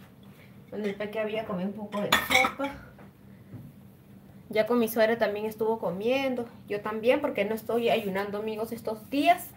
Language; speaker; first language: Spanish; native; Spanish